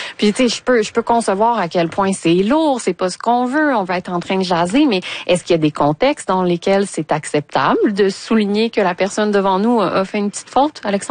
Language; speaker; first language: French; native; French